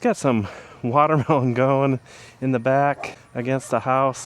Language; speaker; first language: English; native; English